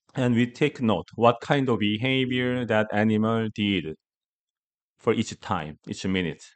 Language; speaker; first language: English; non-native, learner; Korean